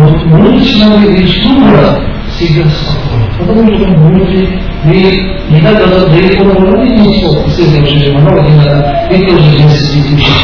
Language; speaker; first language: Russian; non-native, learner; Tibetan